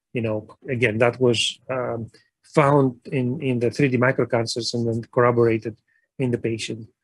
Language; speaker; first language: English; non-native, fluent; Greek